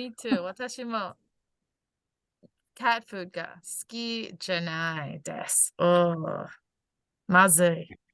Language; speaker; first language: Japanese; non-native, fluent; English